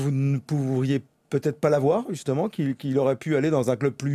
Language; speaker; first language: French; native; French